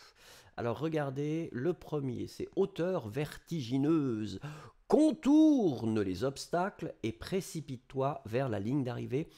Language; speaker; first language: French; native; French